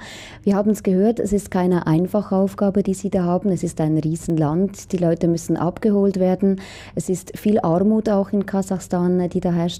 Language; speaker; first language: German; native; German